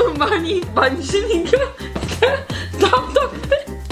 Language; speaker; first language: Korean; early bilingual, heritage; English